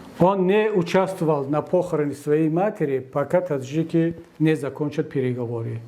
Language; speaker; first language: Russian; non-native, local second language; Tajik